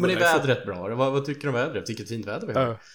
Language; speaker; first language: Swedish; native; Swedish